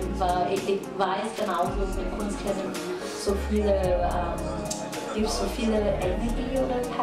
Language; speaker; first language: German; non-native, learner; Cantonese